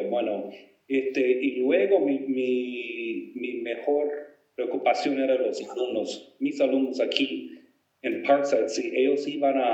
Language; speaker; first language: Spanish; non-native, fluent; English